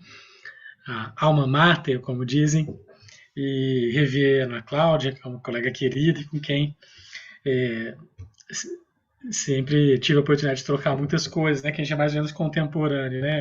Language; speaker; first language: Portuguese; native; Portuguese